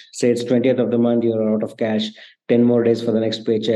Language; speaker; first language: English; non-native, local second language; Kannada